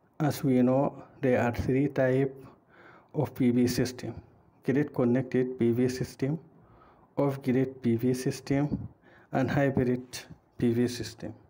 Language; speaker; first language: English; non-native, fluent; Arabic